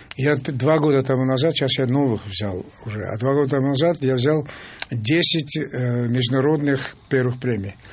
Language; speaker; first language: Russian; non-native, local second language; Georgian